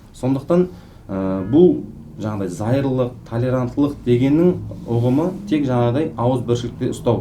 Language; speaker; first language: Kazakh; native; Kazakh